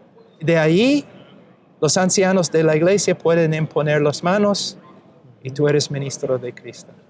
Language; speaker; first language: Spanish; non-native, fluent; English